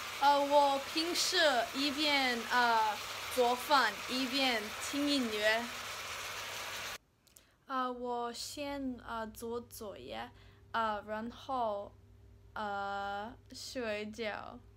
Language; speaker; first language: Chinese; non-native, learner; English